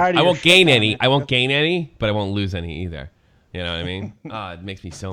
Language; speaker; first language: English; native; English